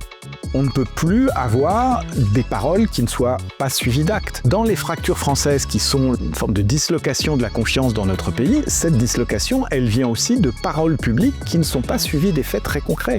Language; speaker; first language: French; native; French